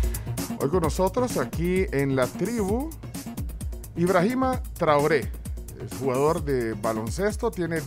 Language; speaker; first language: Spanish; native; Spanish